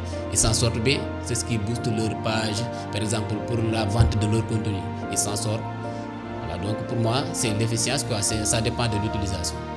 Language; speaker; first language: French; non-native, local second language; Wolof